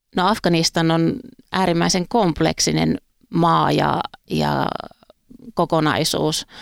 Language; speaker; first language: Finnish; native; Finnish